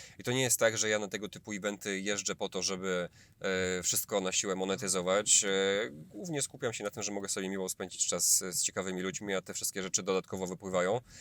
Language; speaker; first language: Polish; native; Polish